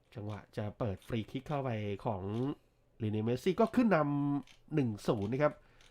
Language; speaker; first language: Thai; native; Thai